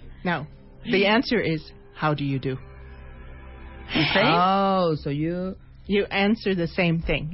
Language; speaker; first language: English; non-native, fluent; Swedish